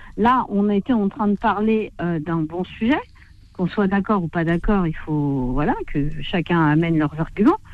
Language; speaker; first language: French; non-native, local second language; Arabic